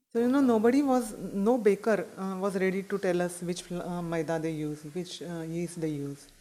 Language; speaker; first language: English; non-native, local second language; Marathi